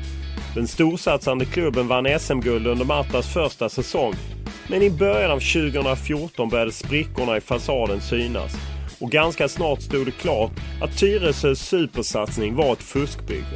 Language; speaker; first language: Swedish; native; Swedish